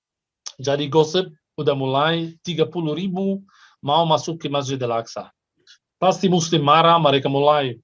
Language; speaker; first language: Indonesian; non-native, fluent; Arabic